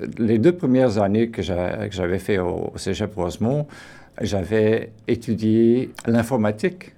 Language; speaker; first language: French; non-native, fluent; Portuguese